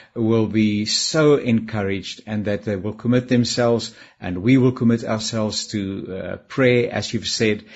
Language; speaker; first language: English; non-native, local second language; Afrikaans